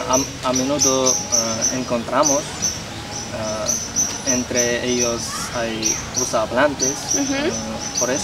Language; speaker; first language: Spanish; non-native, learner; Uzbek